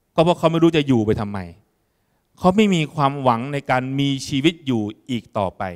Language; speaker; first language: Thai; native; Thai